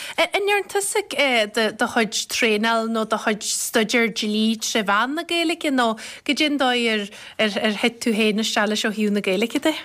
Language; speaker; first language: Irish; native; Irish